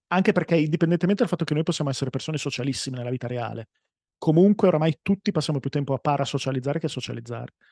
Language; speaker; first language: Italian; native; Italian